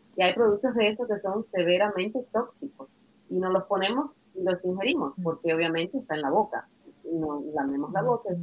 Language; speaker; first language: Spanish; native; Spanish